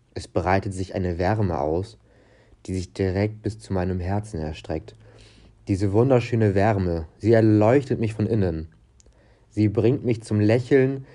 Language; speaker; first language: German; non-native, fluent; Portuguese